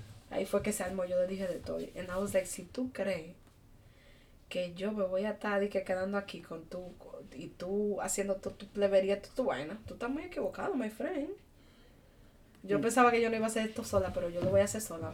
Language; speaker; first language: Spanish; early bilingual, heritage; Spanish